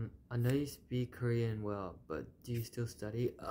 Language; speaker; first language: English; early bilingual, other home language; Korean